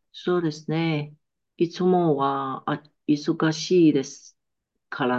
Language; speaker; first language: Japanese; non-native, learner; Chinese